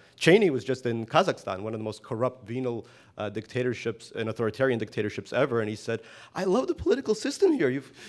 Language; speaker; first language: English; non-native, fluent; Russian